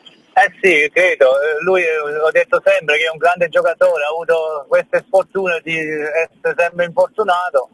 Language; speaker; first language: Italian; early bilingual, heritage; German